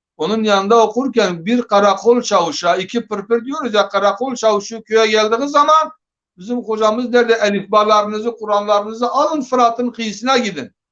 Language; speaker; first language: Turkish; non-native, local second language; Zaza